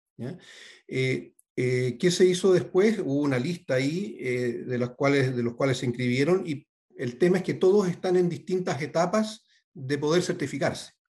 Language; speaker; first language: Spanish; native; Spanish